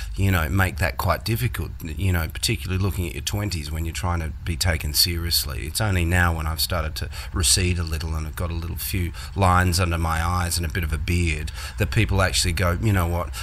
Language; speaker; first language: English; native; English